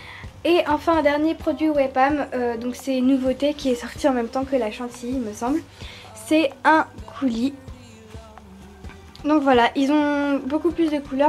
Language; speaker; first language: French; native; French